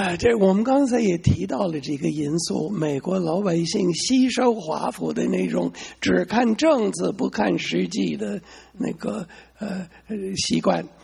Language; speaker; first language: Chinese; non-native, fluent; English